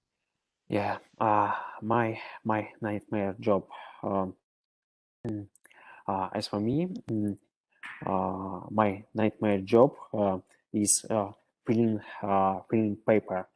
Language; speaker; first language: English; non-native, learner; Russian